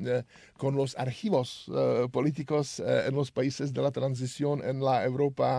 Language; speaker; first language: Spanish; non-native, learner; Czech